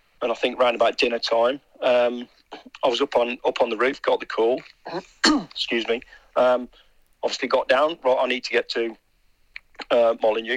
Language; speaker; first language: English; native; English